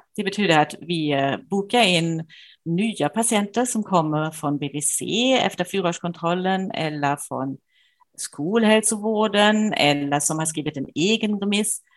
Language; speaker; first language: Swedish; non-native, fluent; German